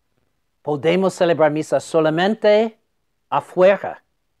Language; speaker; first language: Spanish; non-native, fluent; English